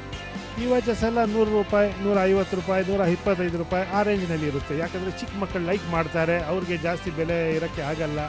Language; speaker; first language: Kannada; non-native, local second language; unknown